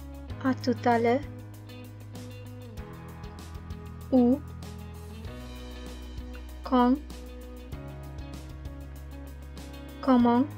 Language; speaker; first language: French; non-native, fluent; Sinhala